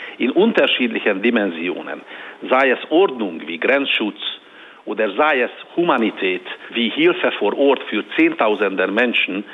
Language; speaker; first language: German; non-native, fluent; Hungarian